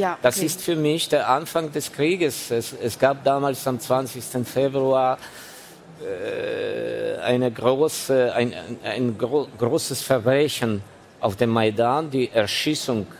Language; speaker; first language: German; non-native, fluent; Ukrainian